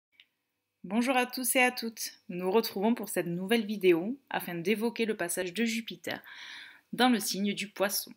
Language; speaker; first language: French; native; French